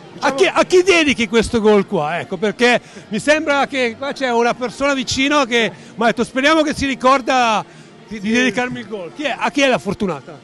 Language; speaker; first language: Italian; native; Italian